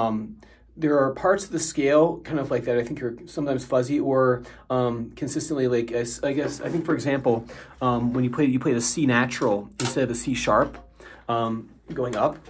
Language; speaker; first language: English; native; English